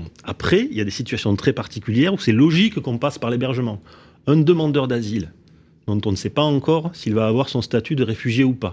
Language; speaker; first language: French; native; French